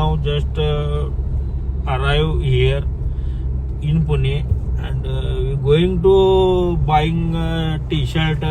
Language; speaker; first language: English; non-native, learner; Marathi